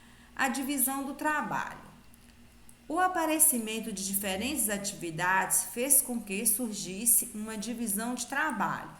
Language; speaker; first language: Portuguese; native; Portuguese